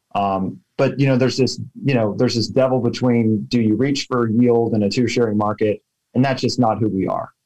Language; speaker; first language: English; native; English